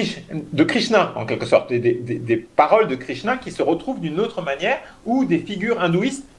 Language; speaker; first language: French; native; French